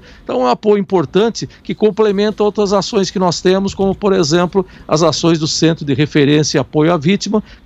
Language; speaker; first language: Portuguese; native; Portuguese